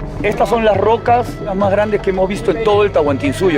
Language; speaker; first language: Spanish; native; Spanish